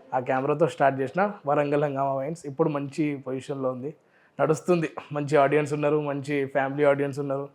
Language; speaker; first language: Telugu; non-native, local second language; Urdu